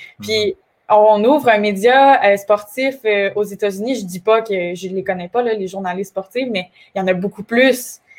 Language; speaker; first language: French; native; French